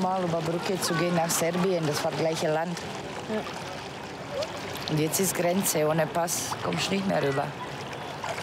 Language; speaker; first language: German; non-native, learner; Bosnian